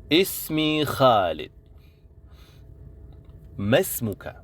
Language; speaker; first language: Arabic; non-native, fluent; Indonesian